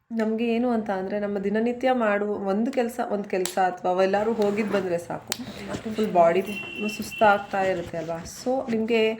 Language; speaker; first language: Kannada; native; Kannada